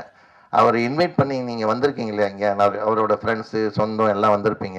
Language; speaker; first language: Tamil; native; Tamil